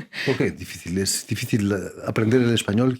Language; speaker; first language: Spanish; native; Spanish